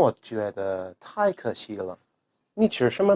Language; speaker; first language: Chinese; non-native, fluent; English